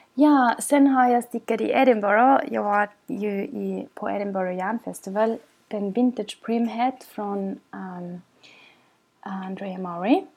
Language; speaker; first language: Swedish; non-native, fluent; German